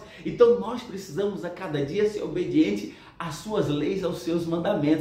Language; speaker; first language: Portuguese; native; Portuguese